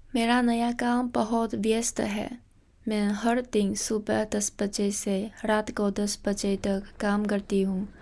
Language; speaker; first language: Hindi; non-native, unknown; Chinese